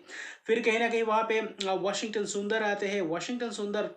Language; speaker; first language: Hindi; native; Hindi